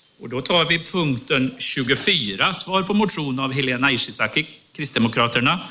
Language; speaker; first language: Swedish; native; Swedish